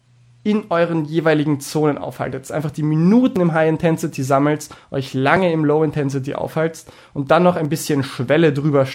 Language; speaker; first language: German; native; German